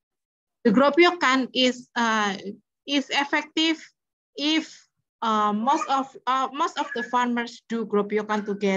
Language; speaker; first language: English; non-native, fluent; Indonesian